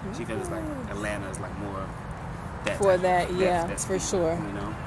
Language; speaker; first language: English; native; English